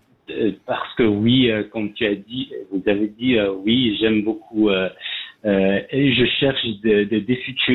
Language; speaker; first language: French; non-native, learner; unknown